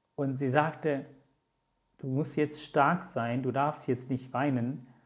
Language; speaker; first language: German; non-native, fluent; Tamil